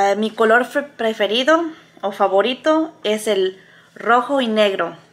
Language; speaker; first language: Spanish; native; Spanish